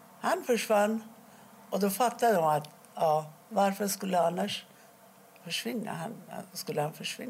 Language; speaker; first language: Swedish; non-native, fluent; Persian